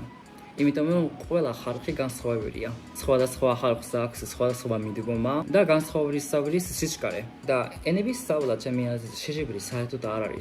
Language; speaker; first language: Georgian; non-native, fluent; Japanese